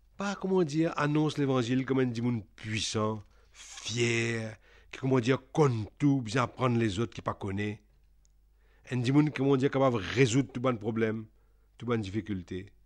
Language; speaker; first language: French; non-native, local second language; Réunion Creole French